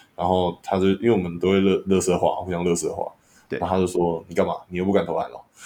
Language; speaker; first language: Chinese; native; Chinese